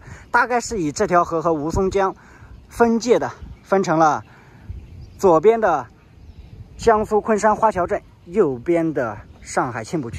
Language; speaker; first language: Chinese; native; Chinese